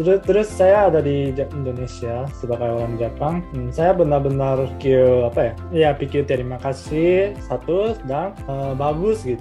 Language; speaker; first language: Indonesian; non-native, learner; Japanese